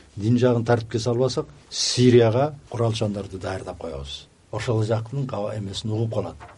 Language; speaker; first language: Kyrgyz; native; Kyrgyz